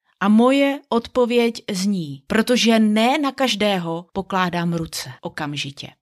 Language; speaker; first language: Czech; native; Czech